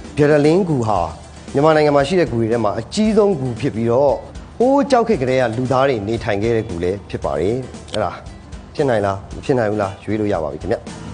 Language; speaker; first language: Burmese; native; Burmese